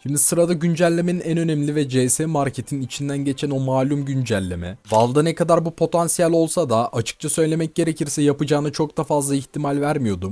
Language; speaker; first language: Turkish; native; Turkish